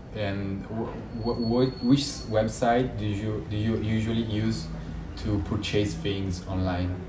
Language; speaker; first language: English; non-native, fluent; Italian